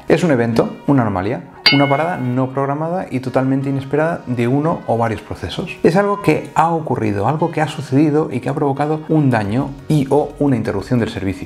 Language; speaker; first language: Spanish; native; Spanish